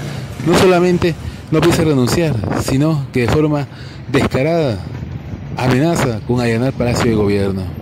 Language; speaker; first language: Spanish; native; Spanish